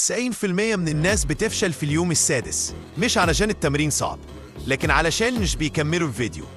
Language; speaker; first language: Arabic; native; Arabic